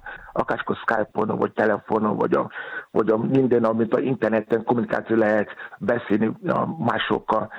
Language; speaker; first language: Hungarian; non-native, fluent; Yoruba